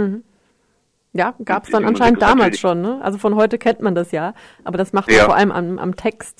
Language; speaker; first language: German; native; German